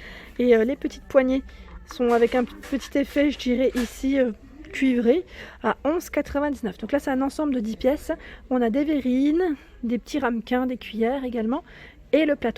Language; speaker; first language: French; native; French